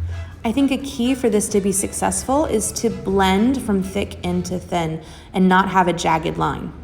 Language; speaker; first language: English; native; English